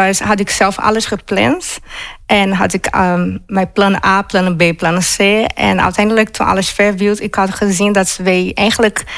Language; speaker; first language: Dutch; non-native, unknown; Portuguese